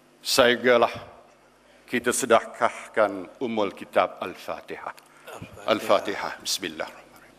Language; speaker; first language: Malay; native; Malay